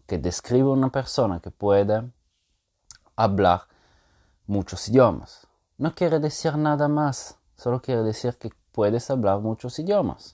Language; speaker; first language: Spanish; non-native, fluent; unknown